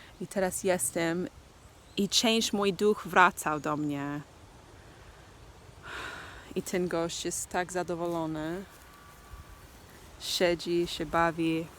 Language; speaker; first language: Polish; non-native, learner; English